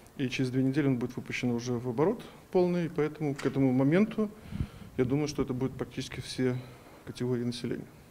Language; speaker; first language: Russian; native; Russian